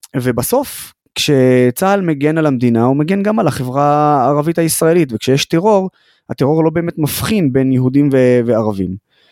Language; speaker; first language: Hebrew; non-native, local second language; Arabic